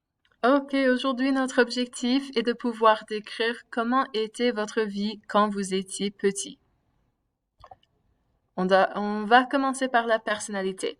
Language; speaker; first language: French; non-native, fluent; English